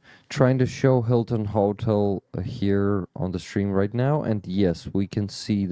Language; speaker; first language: English; non-native, fluent; Ukrainian